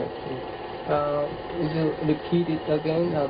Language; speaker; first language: English; non-native, fluent; Japanese